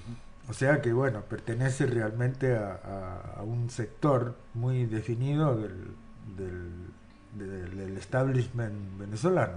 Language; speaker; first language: Spanish; native; Spanish